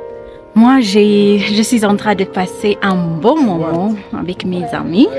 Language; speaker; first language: French; non-native, learner; Amharic